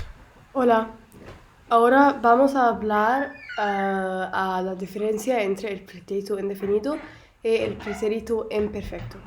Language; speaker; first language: Spanish; non-native, learner; Arabic